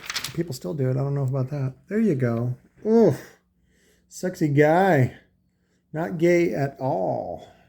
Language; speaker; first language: English; native; English